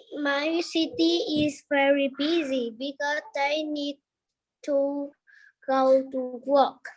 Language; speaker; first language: English; non-native, learner; Vietnamese